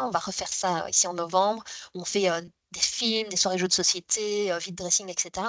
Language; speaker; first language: French; native; French